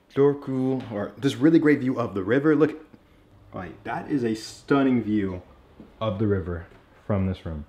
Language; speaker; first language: English; native; English